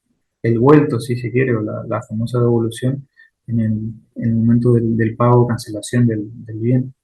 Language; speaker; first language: Spanish; native; Spanish